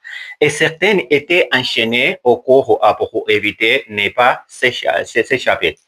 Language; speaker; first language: French; non-native, learner; Swahili